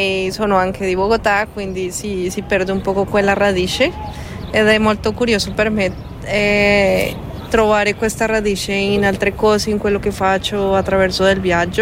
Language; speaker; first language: Italian; non-native, fluent; Spanish